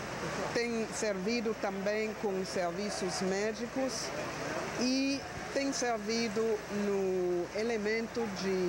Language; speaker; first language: Portuguese; non-native, fluent; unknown